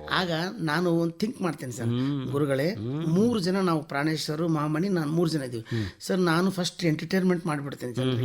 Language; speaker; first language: Kannada; native; Kannada